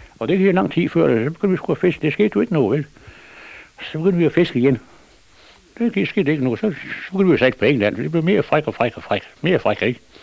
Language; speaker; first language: Danish; native; Danish